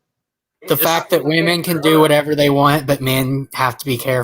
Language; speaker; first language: English; native; English